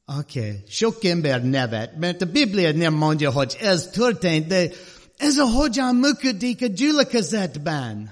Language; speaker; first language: Hungarian; non-native, learner; English